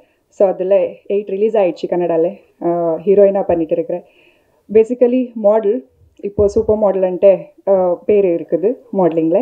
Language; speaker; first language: Tamil; native; Tamil